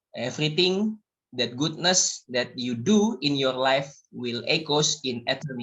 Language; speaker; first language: English; non-native, learner; Indonesian